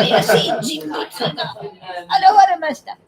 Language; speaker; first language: Japanese; non-native, fluent; Chinese